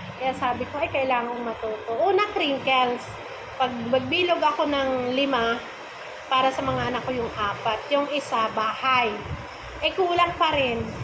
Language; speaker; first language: Filipino; non-native, local second language; Cebuano